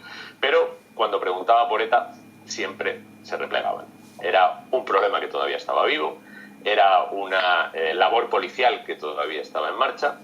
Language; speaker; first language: Spanish; native; Spanish